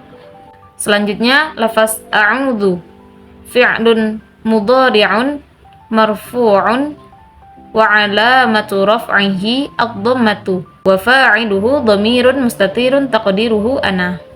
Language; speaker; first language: Arabic; non-native, learner; Indonesian